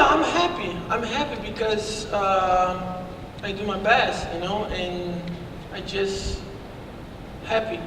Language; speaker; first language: English; non-native, learner; Portuguese